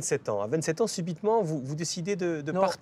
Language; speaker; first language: French; native; French